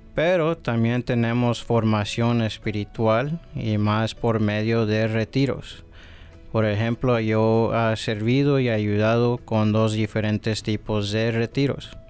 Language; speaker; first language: Spanish; early bilingual, heritage; Spanish